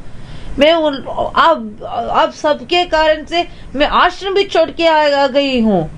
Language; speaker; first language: Hindi; non-native, local second language; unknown